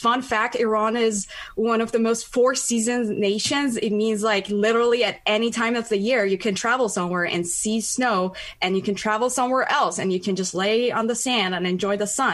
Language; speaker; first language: English; non-native, fluent; Persian